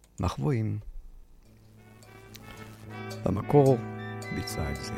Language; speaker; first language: Hebrew; native; Hebrew